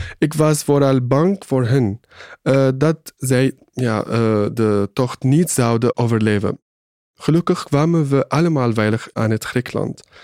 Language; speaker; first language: Dutch; non-native, fluent; Arabic